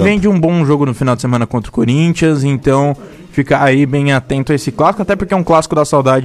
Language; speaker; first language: Portuguese; native; Portuguese